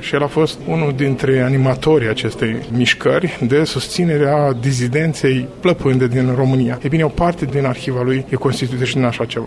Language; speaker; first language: Romanian; native; Romanian